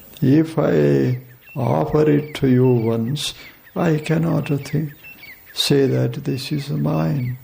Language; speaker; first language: English; non-native, local second language; Kannada